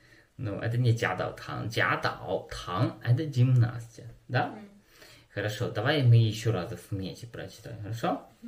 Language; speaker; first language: Russian; non-native, learner; Chinese